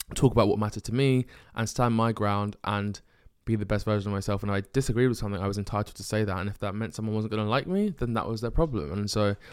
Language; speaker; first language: English; native; English